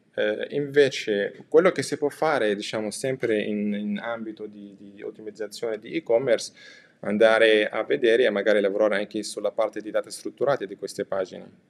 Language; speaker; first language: Italian; non-native, fluent; Arabic